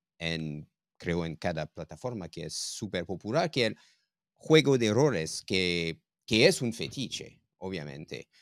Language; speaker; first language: Spanish; non-native, fluent; English